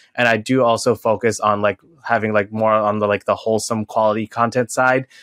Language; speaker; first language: English; native; English